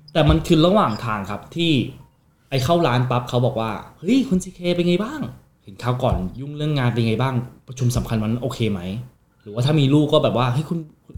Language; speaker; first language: Thai; non-native, fluent; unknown